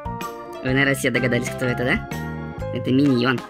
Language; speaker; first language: Russian; native; Russian